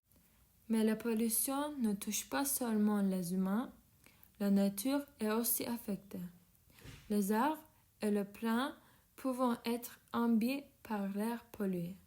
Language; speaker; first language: French; non-native, learner; Turkish